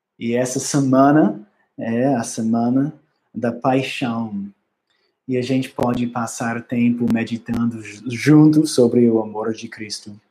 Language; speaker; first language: Portuguese; non-native, learner; English